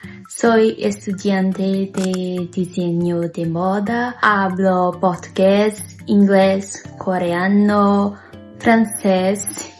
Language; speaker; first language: Spanish; non-native, learner; Portuguese